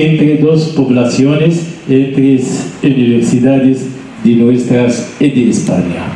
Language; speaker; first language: Spanish; non-native, learner; Arabic